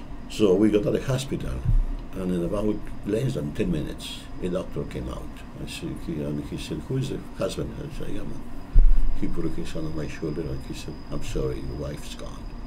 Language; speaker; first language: English; non-native, fluent; Spanish